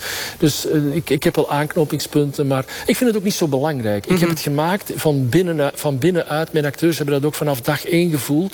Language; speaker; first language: Dutch; native; Dutch